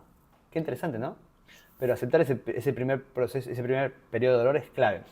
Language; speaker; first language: Spanish; native; Spanish